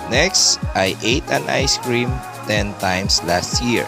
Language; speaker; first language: English; non-native, local second language; Filipino